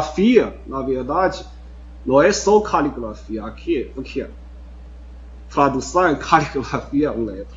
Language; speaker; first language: Portuguese; non-native, fluent; Chinese